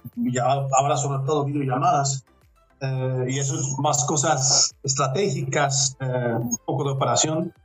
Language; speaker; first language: Spanish; non-native, fluent; Dutch